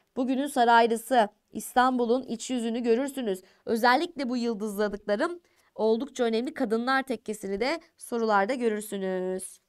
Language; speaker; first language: Turkish; native; Turkish